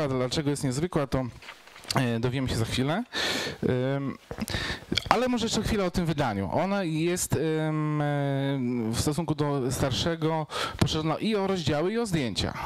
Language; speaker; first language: Polish; native; Polish